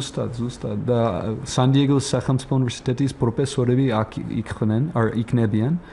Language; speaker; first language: Georgian; non-native, learner; English